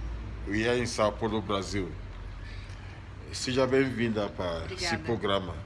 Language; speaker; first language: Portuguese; non-native, fluent; Yoruba